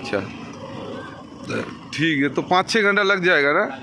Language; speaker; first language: Hindi; non-native, local second language; Bangla